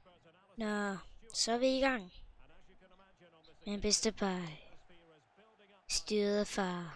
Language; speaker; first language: Danish; native; Danish